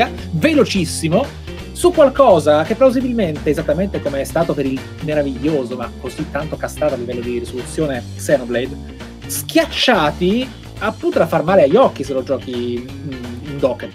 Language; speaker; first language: Italian; native; Italian